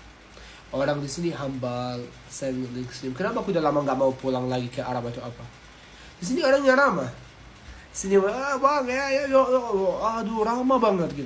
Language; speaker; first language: Indonesian; non-native, fluent; Arabic